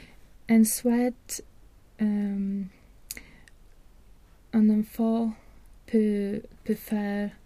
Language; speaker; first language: French; non-native, learner; Latvian